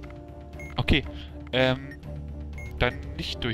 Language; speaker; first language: German; native; German